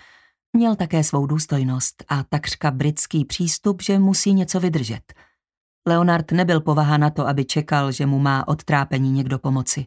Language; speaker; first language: Czech; native; Czech